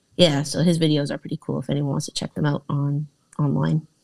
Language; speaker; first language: English; native; English